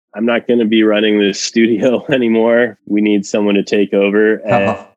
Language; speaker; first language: English; non-native, fluent; Spanish